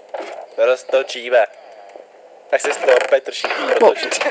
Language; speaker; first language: Czech; native; Czech